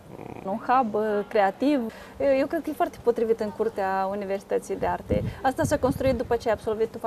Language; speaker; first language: Romanian; native; Romanian